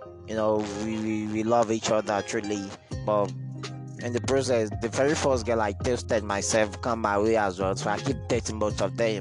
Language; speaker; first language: English; non-native, local second language; Yoruba